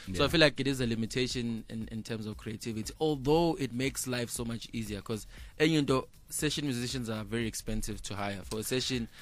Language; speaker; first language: English; non-native, local second language; Zulu